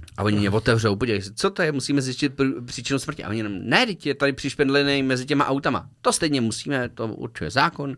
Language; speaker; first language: Czech; native; Czech